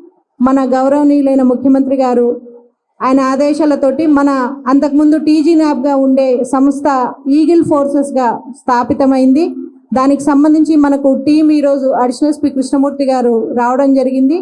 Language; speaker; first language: Telugu; native; Telugu